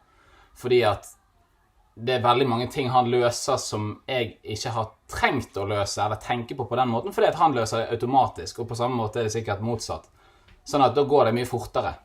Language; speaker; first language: Norwegian; native; Norwegian